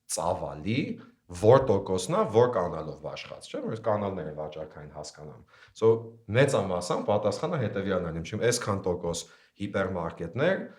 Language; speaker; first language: Armenian; early bilingual, heritage; Armenian